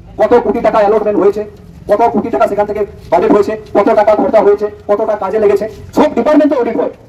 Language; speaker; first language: Bangla; non-native, local second language; Santali